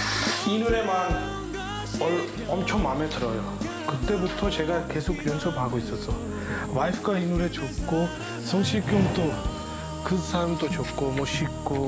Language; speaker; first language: Korean; non-native, learner; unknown